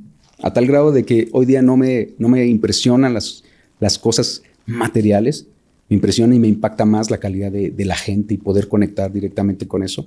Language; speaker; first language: Spanish; native; Spanish